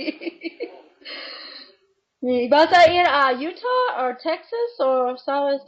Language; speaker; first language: Spanish; non-native, fluent; English